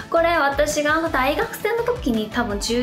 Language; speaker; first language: Japanese; non-native, fluent; Korean